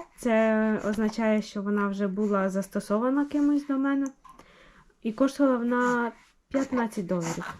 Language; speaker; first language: Ukrainian; native; Ukrainian